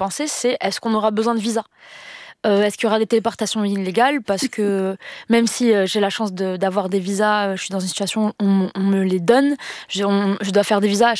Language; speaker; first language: French; non-native, local second language; Arabic